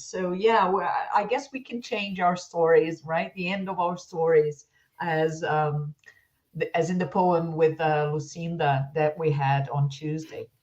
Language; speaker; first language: English; non-native, fluent; Portuguese